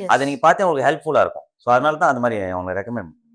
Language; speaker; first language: Tamil; early bilingual, heritage; Tamil